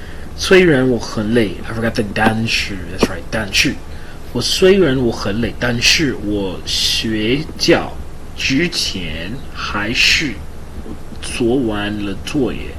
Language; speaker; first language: Chinese; non-native, learner; English